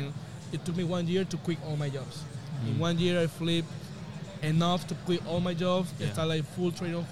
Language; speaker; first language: English; non-native, fluent; Spanish